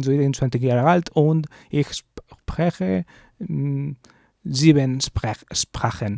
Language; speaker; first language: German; non-native, learner; Spanish